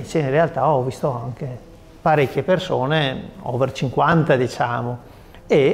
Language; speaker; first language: Italian; native; Italian